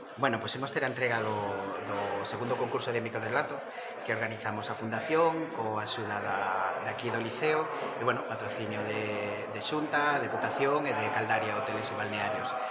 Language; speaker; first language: Galician; native; Galician